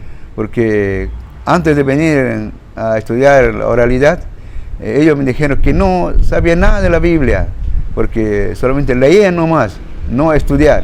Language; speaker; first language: Spanish; non-native, local second language; Shipibo-Conibo